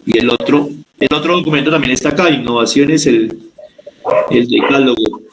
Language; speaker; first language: Spanish; native; Spanish